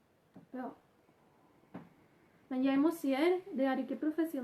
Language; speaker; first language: Norwegian; non-native, learner; Spanish